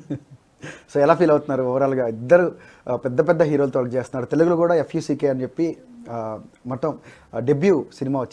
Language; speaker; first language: Telugu; native; Telugu